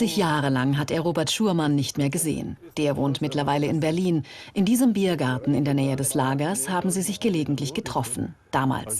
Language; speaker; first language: German; native; German